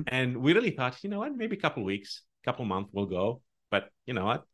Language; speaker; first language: English; non-native, fluent; Arabic